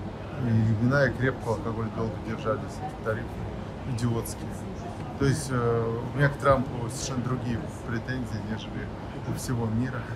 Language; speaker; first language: Russian; native; Russian